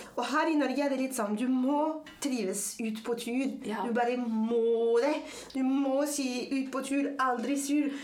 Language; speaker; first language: Norwegian; non-native, fluent; French